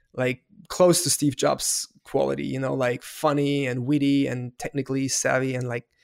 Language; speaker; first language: English; non-native, fluent; German